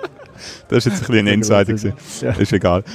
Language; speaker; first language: German; native; German